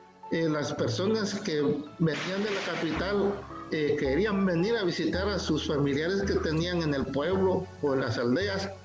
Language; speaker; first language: Spanish; native; Spanish